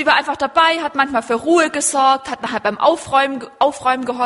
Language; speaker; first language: German; native; German